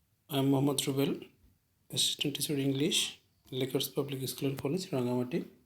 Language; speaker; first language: English; non-native, local second language; Bangla